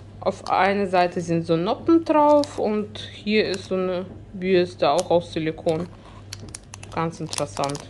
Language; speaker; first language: German; early bilingual, other home language; Russian